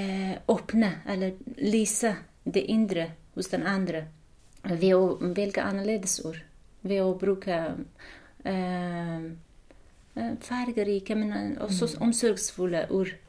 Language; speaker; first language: Norwegian; non-native, fluent; Kurdish